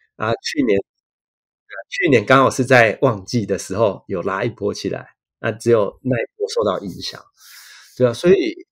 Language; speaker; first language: Chinese; native; Chinese